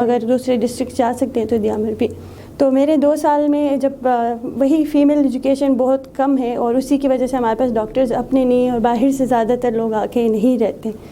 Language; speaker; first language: Urdu; non-native, local second language; Shina